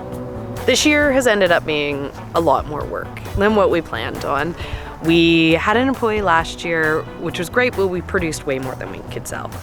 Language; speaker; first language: English; native; English